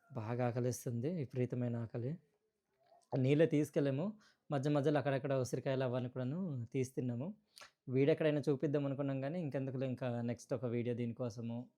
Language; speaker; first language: Telugu; non-native, local second language; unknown